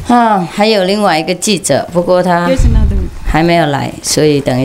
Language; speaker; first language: Chinese; non-native, fluent; Vietnamese